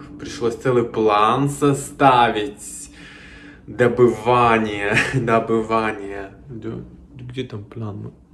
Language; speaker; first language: Russian; native; Russian